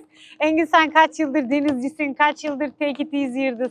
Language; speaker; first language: Turkish; native; Turkish